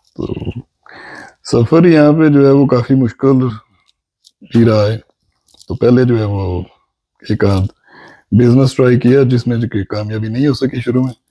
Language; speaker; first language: Urdu; non-native, local second language; Punjabi